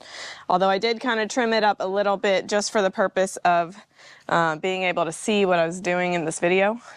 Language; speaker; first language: English; native; English